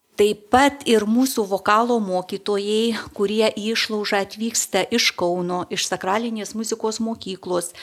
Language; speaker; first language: Lithuanian; native; Lithuanian